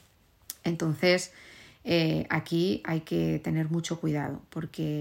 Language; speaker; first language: Spanish; native; Spanish